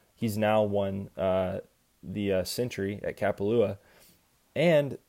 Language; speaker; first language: English; native; English